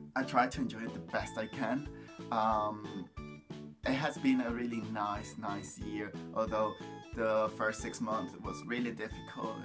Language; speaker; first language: English; non-native, fluent; Spanish